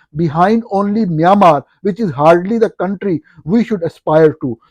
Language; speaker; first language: English; non-native, local second language; Urdu